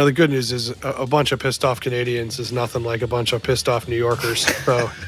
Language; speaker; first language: English; native; English